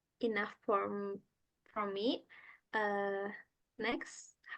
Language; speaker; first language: English; non-native, learner; Indonesian